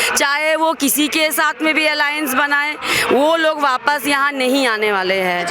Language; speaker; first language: Hindi; non-native, local second language; Bangla